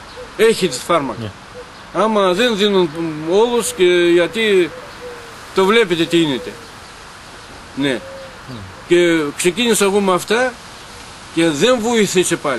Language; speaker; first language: Greek; non-native, learner; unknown